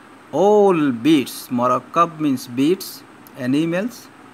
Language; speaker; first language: English; non-native, local second language; Sylheti